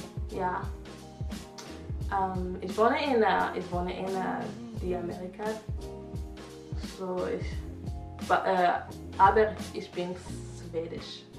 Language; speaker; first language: German; non-native, learner; French